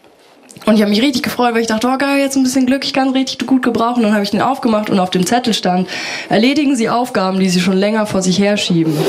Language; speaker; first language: German; native; German